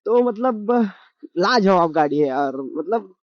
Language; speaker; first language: Hindi; non-native, local second language; Marathi